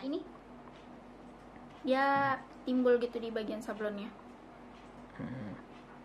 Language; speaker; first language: Indonesian; native; Indonesian